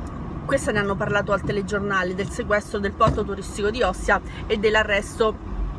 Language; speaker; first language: Italian; native; Italian